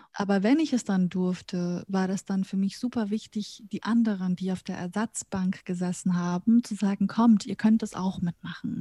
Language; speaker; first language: German; early bilingual, other home language; Central Kurdish